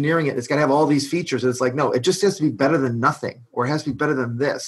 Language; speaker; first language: English; native; English